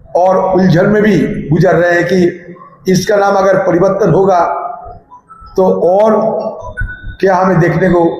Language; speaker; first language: Hindi; non-native, local second language; Bangla